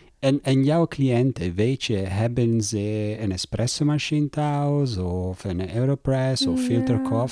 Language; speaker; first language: Dutch; non-native, learner; Italian